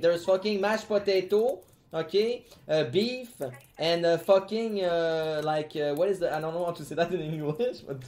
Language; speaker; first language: English; non-native, fluent; French